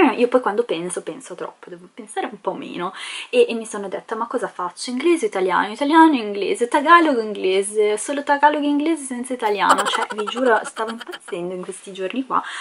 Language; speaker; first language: Italian; early bilingual, other home language; Filipino